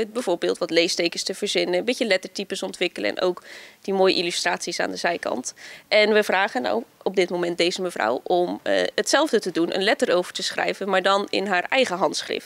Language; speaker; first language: Dutch; native; Dutch